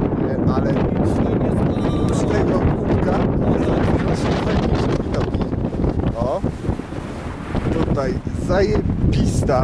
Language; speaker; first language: Polish; native; Polish